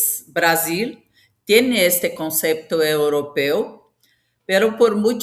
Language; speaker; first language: Spanish; non-native, fluent; Portuguese